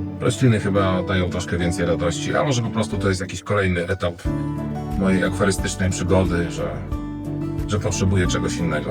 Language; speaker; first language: Polish; native; Polish